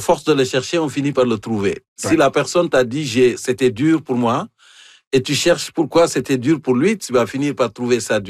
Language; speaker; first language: French; native; French